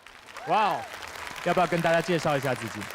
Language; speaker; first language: Chinese; native; Chinese